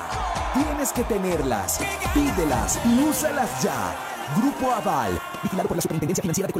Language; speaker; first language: Spanish; native; Spanish